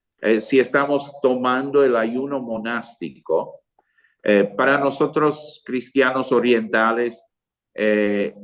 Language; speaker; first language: Spanish; non-native, fluent; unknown